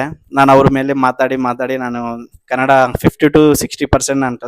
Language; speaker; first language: Kannada; non-native, local second language; Telugu